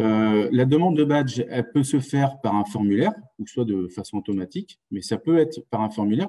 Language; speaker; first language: French; native; French